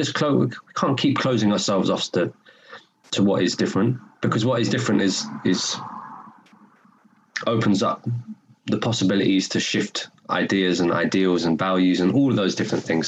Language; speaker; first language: English; native; English